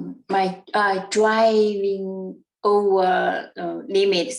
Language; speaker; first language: English; non-native, learner; Chinese